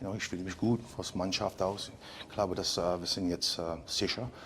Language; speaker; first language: German; non-native, learner; English